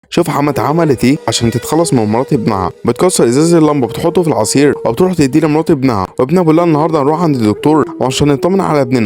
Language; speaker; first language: Arabic; native; Arabic